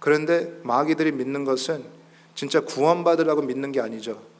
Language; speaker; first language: Korean; early bilingual, heritage; Korean